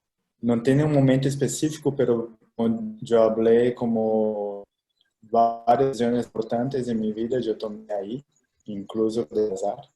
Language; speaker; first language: Spanish; non-native, fluent; Portuguese